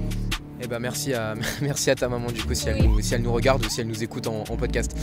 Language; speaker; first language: French; native; French